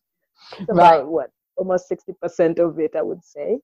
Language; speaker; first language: English; non-native, local second language; Swahili